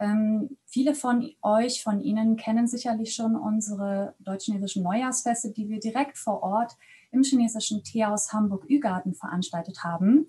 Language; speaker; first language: German; native; German